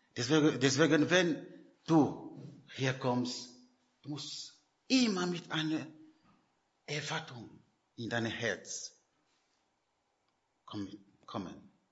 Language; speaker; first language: German; non-native, learner; French